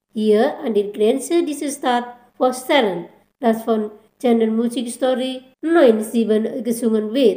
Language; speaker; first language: German; non-native, fluent; Indonesian